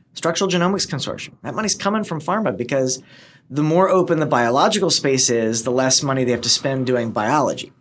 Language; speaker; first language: English; native; English